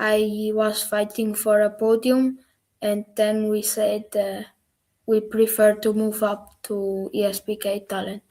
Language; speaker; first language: English; non-native, learner; German